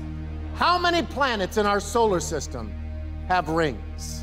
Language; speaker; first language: English; native; English